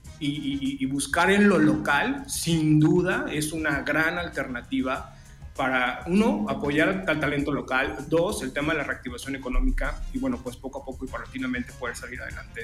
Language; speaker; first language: Spanish; native; Spanish